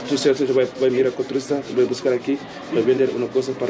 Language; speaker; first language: Spanish; non-native, learner; Kabuverdianu